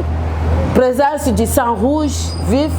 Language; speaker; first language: French; non-native, local second language; Lingala